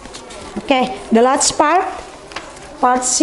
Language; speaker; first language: English; non-native, learner; Indonesian